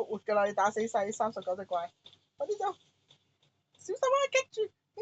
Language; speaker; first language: Chinese; native; Chinese